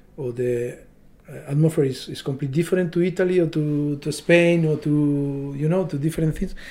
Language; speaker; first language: English; non-native, learner; Spanish